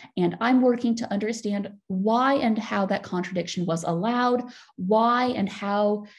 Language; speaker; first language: English; native; English